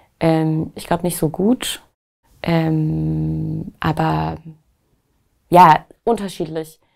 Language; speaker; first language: German; non-native, fluent; Persian